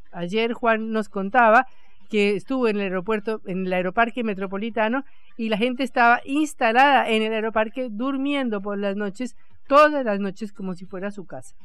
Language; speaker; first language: Spanish; native; Spanish